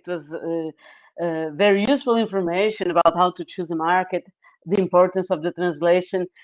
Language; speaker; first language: English; non-native, fluent; Portuguese